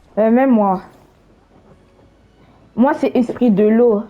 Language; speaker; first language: French; native; French